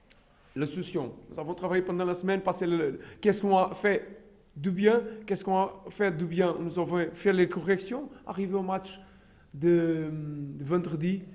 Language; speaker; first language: French; non-native, fluent; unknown